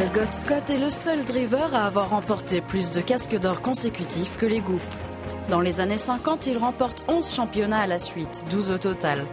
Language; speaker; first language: French; native; French